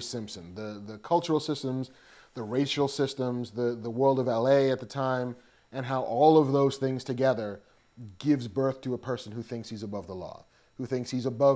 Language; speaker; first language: English; native; English